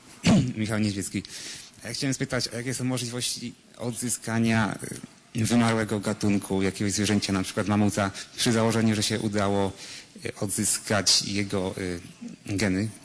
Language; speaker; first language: Polish; native; Polish